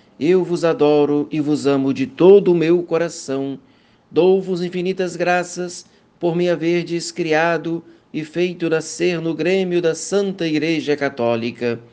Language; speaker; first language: Portuguese; native; Portuguese